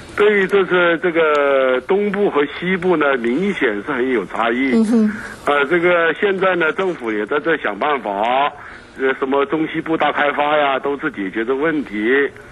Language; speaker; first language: Chinese; native; Chinese